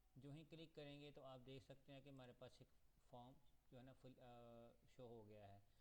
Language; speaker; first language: Urdu; non-native, local second language; Punjabi